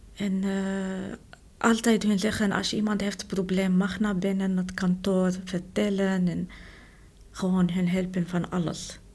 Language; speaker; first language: Dutch; non-native, learner; Arabic